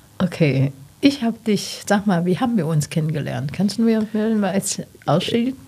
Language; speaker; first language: German; non-native, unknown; Chinese